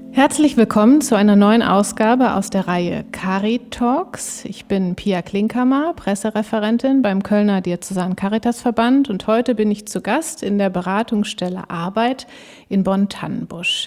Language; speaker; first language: German; native; German